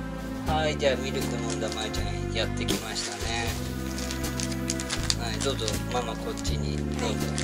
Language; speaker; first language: Japanese; native; Japanese